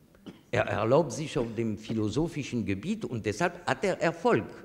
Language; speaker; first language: German; non-native, fluent; French